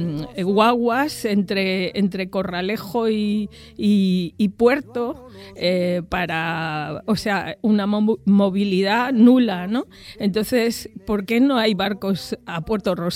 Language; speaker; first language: Spanish; native; Spanish